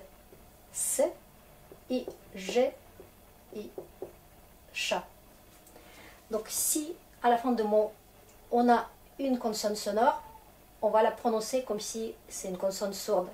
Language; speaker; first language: French; non-native, fluent; Russian